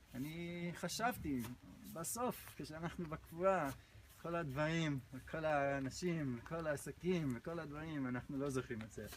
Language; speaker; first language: Hebrew; non-native, fluent; English